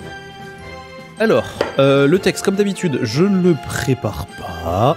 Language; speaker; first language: French; native; French